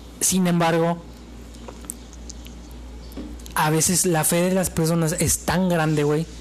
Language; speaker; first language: Spanish; native; Spanish